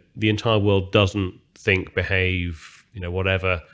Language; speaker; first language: English; native; English